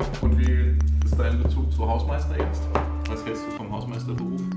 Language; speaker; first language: German; native; German